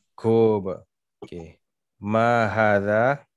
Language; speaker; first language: Arabic; non-native, fluent; Malay